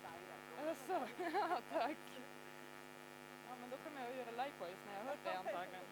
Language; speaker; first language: Swedish; native; Swedish